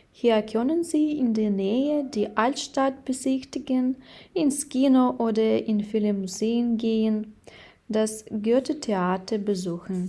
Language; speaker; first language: German; non-native, fluent; Ukrainian